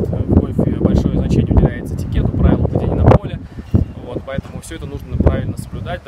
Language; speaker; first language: Russian; native; Russian